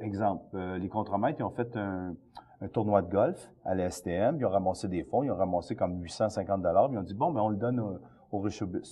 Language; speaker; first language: French; native; French